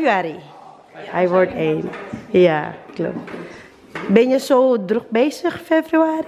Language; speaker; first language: Dutch; non-native, learner; Filipino